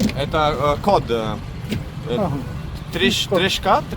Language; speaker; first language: Russian; native; Russian